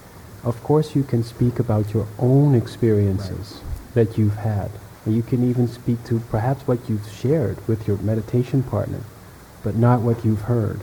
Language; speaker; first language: English; non-native, fluent; Dutch